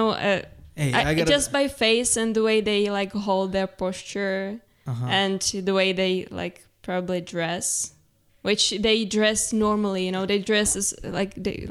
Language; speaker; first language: English; non-native, fluent; Czech